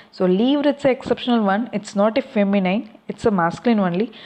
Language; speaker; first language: English; non-native, local second language; Tamil